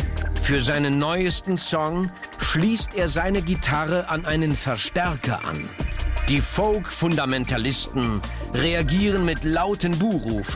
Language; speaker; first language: German; native; German